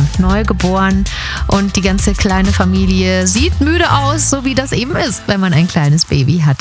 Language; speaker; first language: German; native; German